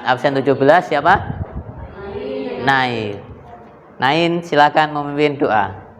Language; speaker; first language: Indonesian; native; Indonesian